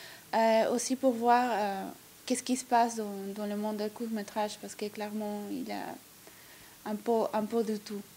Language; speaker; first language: French; non-native, learner; Italian